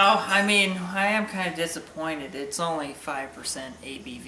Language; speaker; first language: English; native; English